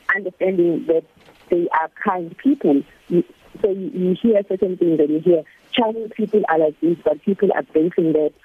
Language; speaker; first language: English; non-native, local second language; Zulu